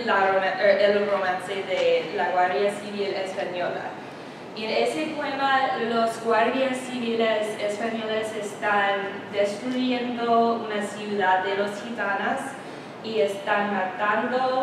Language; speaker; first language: Spanish; non-native, learner; English